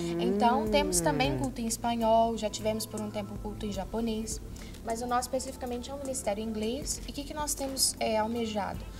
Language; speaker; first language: Portuguese; native; Portuguese